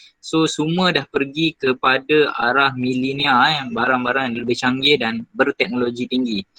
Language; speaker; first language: Malay; native; Malay